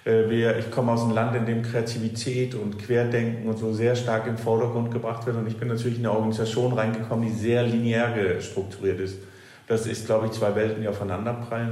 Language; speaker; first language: German; non-native, fluent; Danish